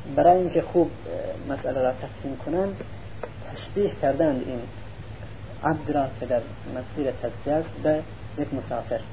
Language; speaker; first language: Persian; non-native, local second language; Central Kurdish